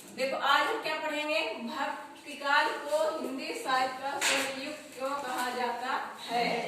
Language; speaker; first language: Hindi; native; Hindi